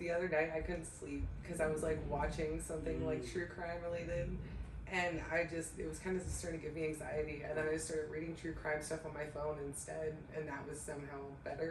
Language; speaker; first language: English; native; English